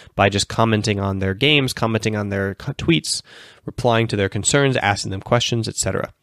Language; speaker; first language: English; native; English